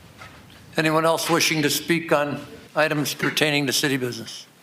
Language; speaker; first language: English; native; English